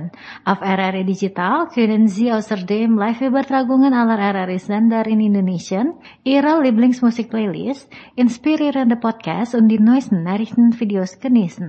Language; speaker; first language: German; non-native, learner; Indonesian